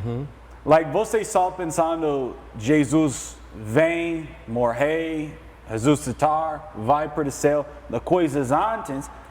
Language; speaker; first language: Portuguese; non-native, learner; English